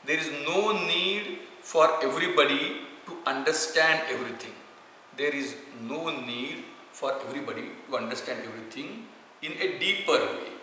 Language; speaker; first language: English; non-native, local second language; Marathi